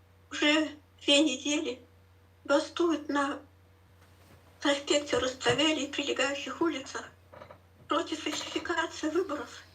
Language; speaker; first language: Russian; native; Russian